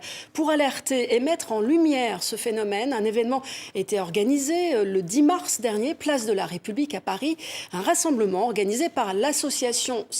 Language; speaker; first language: French; native; French